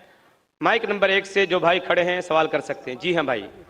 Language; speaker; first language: Hindi; native; Hindi